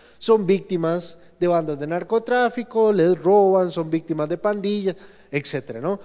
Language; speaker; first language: Spanish; native; Spanish